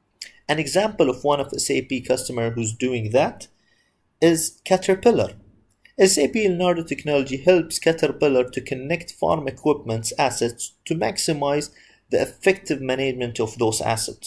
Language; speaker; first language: English; non-native, fluent; Arabic